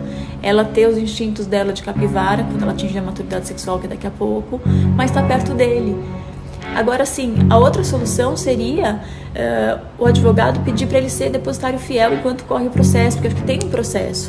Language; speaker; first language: Portuguese; native; Portuguese